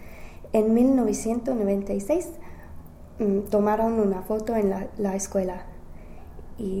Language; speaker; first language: Spanish; non-native, learner; English